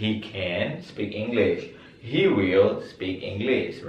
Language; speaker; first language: English; non-native, learner; Indonesian